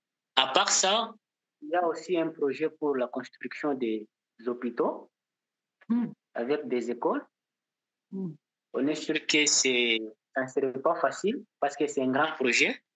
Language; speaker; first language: French; non-native, local second language; Portuguese